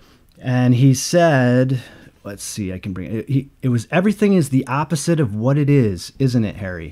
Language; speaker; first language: English; native; English